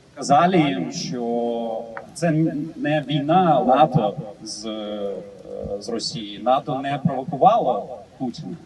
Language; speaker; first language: Ukrainian; non-native, learner; Russian